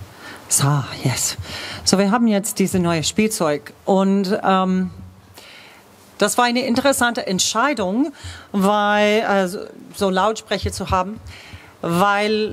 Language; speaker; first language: German; non-native, fluent; English